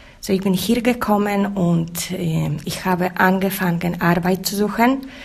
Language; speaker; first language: German; non-native, learner; Polish